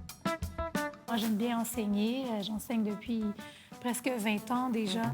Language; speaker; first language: French; non-native, fluent; Portuguese